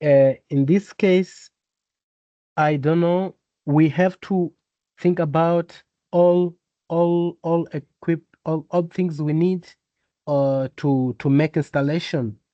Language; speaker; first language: English; non-native, learner; Portuguese